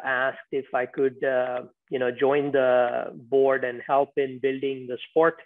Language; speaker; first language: English; non-native, local second language; Tamil